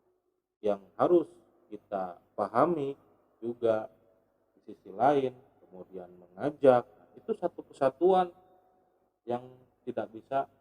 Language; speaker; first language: Indonesian; native; Indonesian